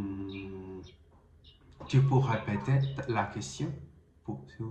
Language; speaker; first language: French; non-native, learner; Spanish